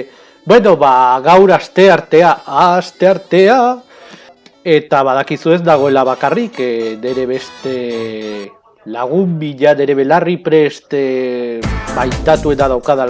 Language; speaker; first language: Basque; non-native, local second language; Spanish